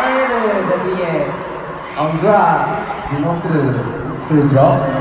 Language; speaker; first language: French; non-native, learner; Korean